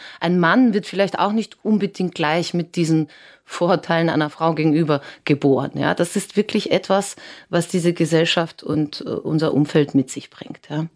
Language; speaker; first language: German; early bilingual, other home language; Serbian